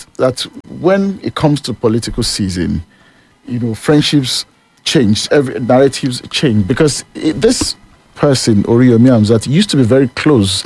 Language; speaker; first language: English; non-native, local second language; Yoruba